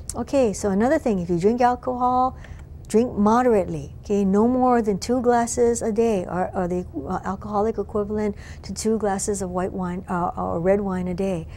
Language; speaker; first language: English; native; English